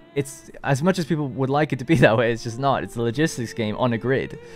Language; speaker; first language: English; native; English